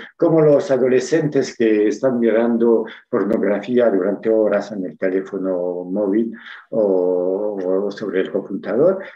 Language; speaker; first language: Spanish; non-native, fluent; French